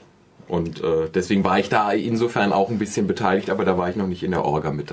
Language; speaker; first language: German; native; German